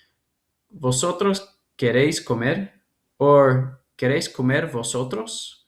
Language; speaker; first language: Spanish; non-native, fluent; English